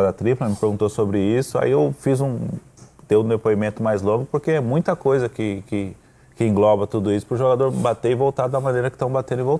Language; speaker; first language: Portuguese; native; Portuguese